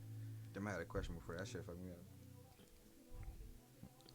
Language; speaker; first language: English; native; English